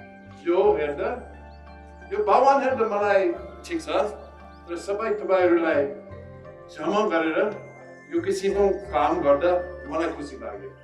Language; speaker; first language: Nepali; non-native, learner; English